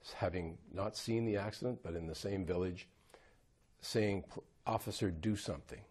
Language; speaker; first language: English; native; English